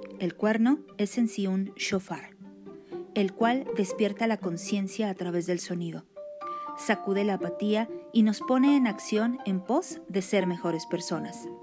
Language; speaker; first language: Spanish; native; Spanish